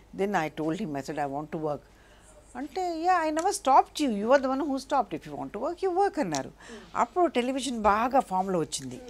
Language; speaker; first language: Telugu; non-native, local second language; Urdu